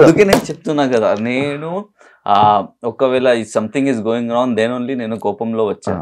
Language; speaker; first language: Telugu; non-native, learner; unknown